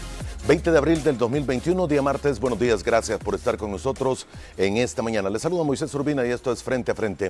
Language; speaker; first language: Spanish; native; Spanish